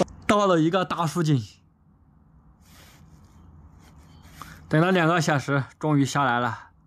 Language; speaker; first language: Chinese; native; Chinese